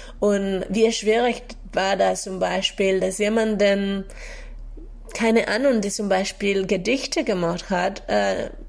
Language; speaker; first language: German; non-native, fluent; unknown